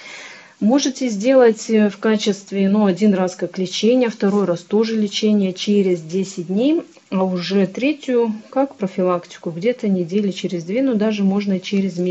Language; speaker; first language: Russian; native; Russian